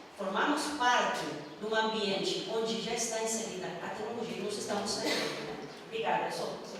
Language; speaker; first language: Portuguese; non-native, fluent; Spanish